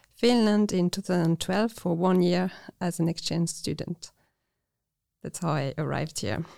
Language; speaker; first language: English; non-native, fluent; French